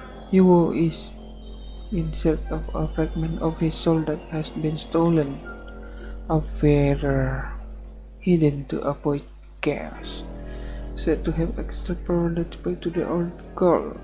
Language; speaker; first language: English; non-native, learner; Indonesian